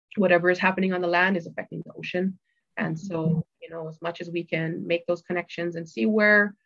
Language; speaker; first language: English; native; English